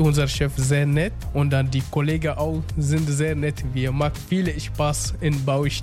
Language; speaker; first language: German; non-native, learner; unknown